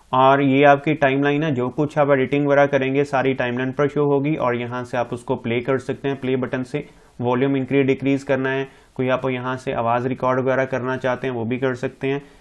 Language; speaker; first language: Hindi; non-native, local second language; Punjabi